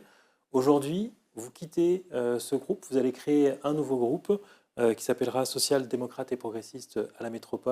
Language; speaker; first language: French; native; French